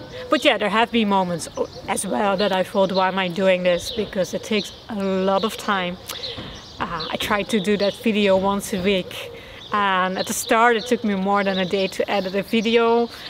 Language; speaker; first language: English; non-native, fluent; Dutch